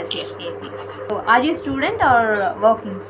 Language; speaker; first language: English; non-native, learner; Kannada